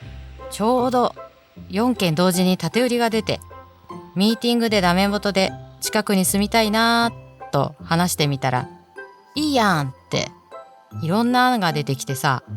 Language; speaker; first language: Japanese; native; Japanese